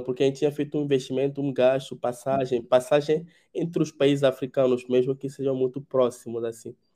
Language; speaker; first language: Portuguese; non-native, fluent; Ewe